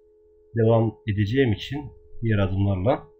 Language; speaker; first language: Turkish; native; Turkish